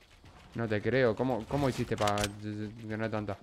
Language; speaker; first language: Spanish; native; Spanish